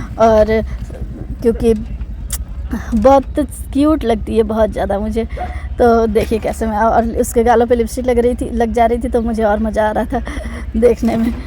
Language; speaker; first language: Hindi; non-native, local second language; Bangla